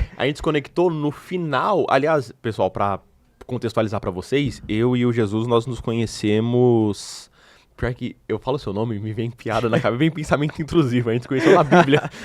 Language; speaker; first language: Portuguese; native; Portuguese